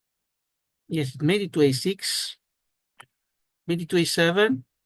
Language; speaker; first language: English; non-native, fluent; Greek